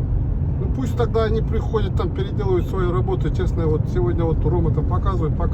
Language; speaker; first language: Russian; non-native, local second language; Kyrgyz